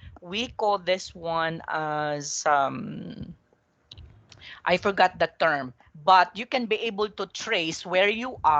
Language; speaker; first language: English; non-native, local second language; Filipino